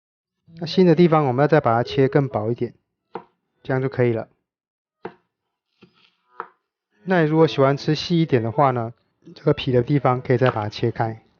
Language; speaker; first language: Chinese; native; Chinese